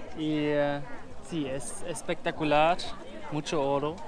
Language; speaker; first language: Spanish; non-native, learner; German